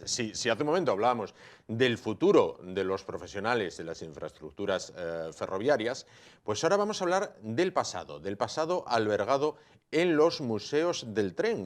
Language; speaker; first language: Spanish; native; Spanish